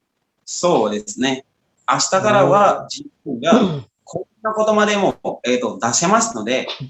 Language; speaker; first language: Japanese; non-native, fluent; Indonesian